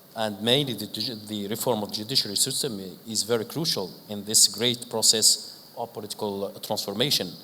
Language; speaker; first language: English; non-native, fluent; Arabic